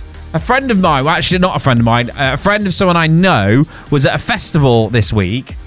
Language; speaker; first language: English; native; English